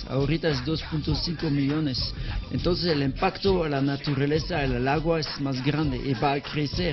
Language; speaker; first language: Spanish; non-native, learner; French